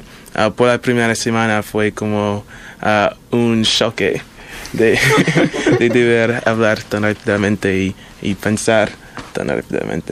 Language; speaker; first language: Spanish; non-native, fluent; English